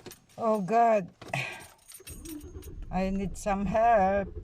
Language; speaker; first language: English; non-native, local second language; Filipino